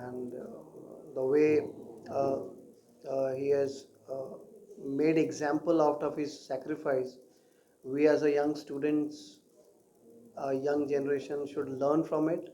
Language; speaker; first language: English; non-native, local second language; Hindi